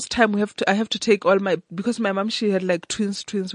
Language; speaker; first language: English; non-native, local second language; Northern Sotho